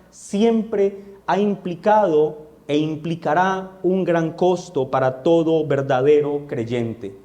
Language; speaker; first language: Spanish; native; Spanish